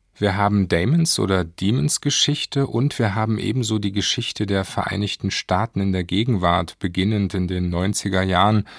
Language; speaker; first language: German; native; German